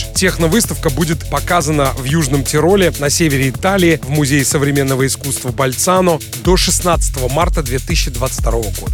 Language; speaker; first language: Russian; native; Russian